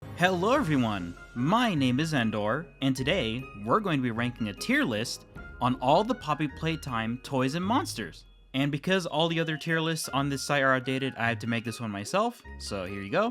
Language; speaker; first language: English; native; English